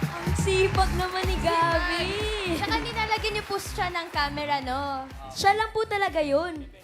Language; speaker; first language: Filipino; native; Filipino